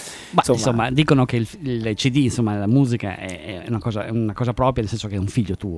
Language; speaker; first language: Italian; native; Italian